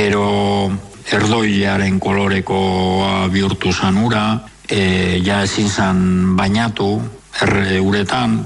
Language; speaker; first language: Basque; native; Basque